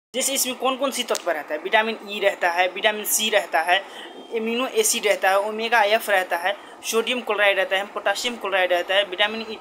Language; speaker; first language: Hindi; non-native, local second language; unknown